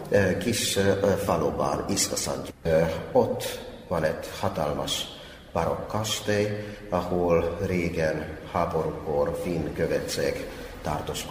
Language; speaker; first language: Hungarian; non-native, fluent; Finnish